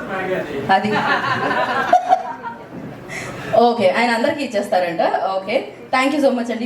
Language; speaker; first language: Telugu; native; Telugu